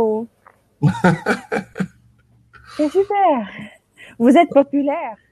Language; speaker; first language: French; non-native, local second language; Arabic